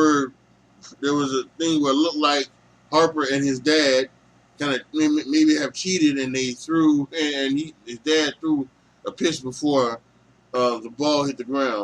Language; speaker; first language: English; native; English